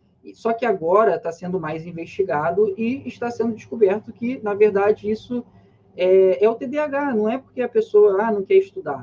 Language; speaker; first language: Portuguese; native; Portuguese